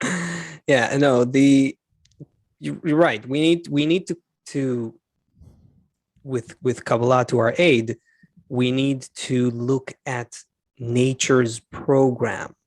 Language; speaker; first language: English; non-native, fluent; Hebrew